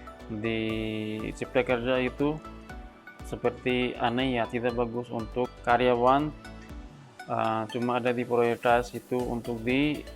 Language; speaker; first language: Indonesian; non-native, learner; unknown